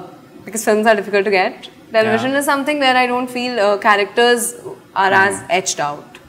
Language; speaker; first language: English; non-native, local second language; Hindi